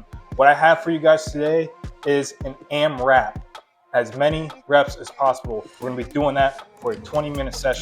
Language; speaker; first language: English; native; English